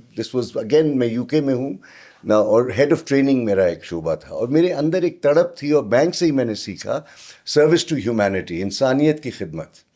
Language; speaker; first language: Urdu; native; Urdu